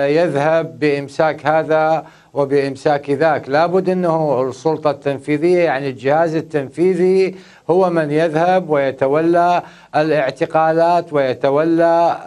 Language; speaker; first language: Arabic; native; Arabic